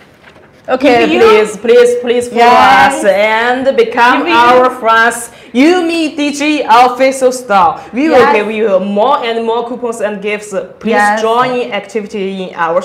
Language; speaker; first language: English; non-native, learner; Chinese